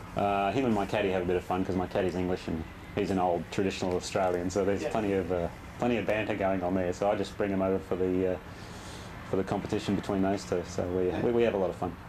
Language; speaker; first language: English; native; English